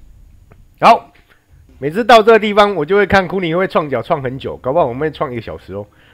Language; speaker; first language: Chinese; native; Chinese